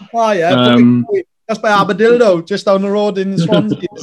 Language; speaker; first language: English; native; English